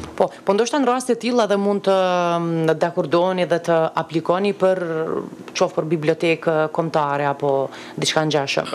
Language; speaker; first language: Albanian; native; Albanian